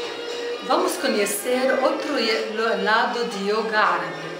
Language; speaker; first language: Portuguese; non-native, fluent; Arabic